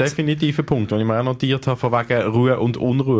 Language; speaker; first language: German; native; German